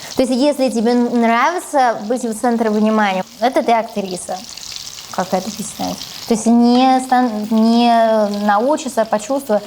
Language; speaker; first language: Russian; non-native, fluent; Chinese